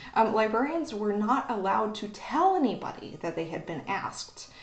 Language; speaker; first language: English; native; English